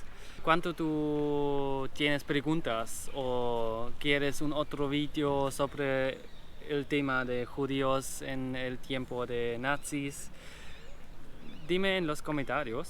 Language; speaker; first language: Spanish; non-native, learner; German